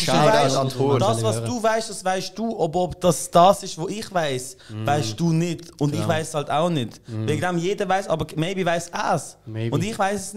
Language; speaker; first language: German; native; German